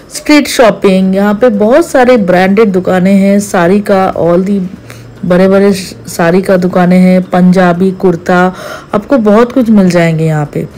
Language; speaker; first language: Hindi; non-native, local second language; Bangla